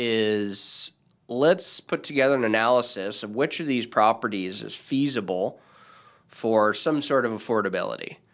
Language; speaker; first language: English; native; English